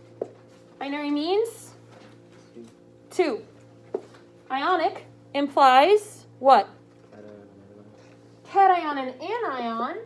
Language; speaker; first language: English; native; English